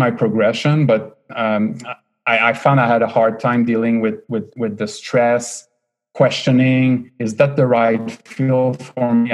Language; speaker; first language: English; non-native, fluent; French